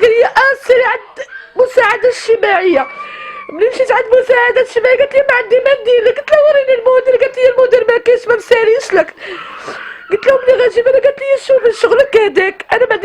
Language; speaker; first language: Arabic; native; Arabic